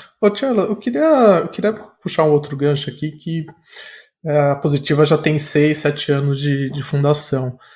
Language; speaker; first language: Portuguese; native; Portuguese